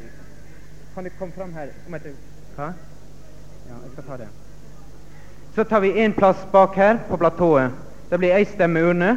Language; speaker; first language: Norwegian; native; Norwegian